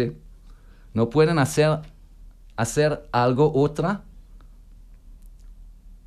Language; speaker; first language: Spanish; non-native, learner; German